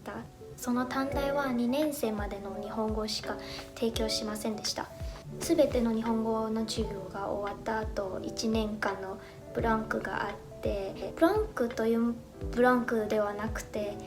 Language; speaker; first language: Japanese; non-native, fluent; Chinese